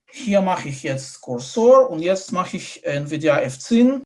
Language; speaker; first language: German; non-native, fluent; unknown